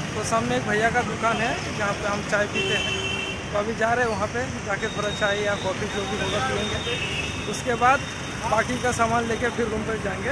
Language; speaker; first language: Hindi; non-native, local second language; Bangla